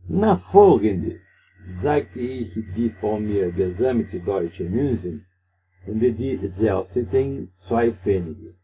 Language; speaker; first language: German; non-native, learner; Portuguese